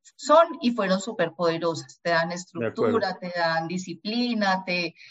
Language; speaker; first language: Spanish; early bilingual, other home language; German